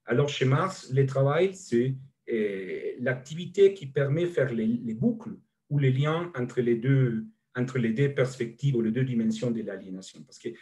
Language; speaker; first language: French; non-native, fluent; Spanish